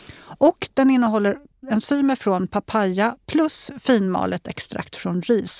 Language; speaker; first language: Swedish; native; Swedish